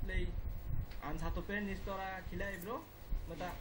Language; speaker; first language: Greek; non-native, learner; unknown